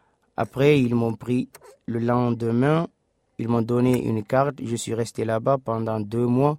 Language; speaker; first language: French; non-native, local second language; Fula